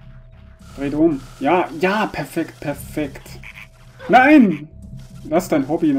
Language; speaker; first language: German; native; German